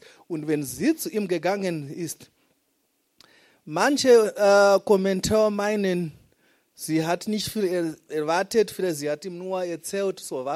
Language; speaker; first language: German; non-native, fluent; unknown